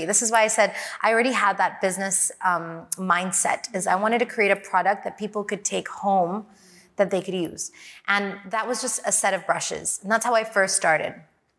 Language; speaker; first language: English; native; English